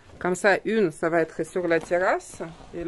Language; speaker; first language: French; non-native, learner; Russian